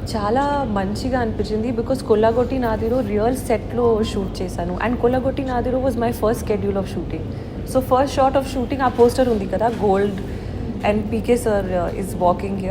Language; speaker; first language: Telugu; non-native, learner; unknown